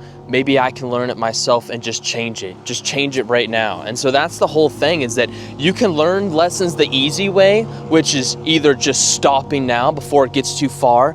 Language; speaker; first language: English; native; English